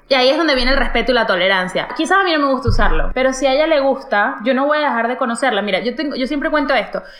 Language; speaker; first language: Spanish; native; Spanish